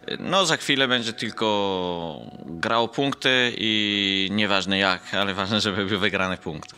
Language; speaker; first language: Polish; non-native, fluent; Italian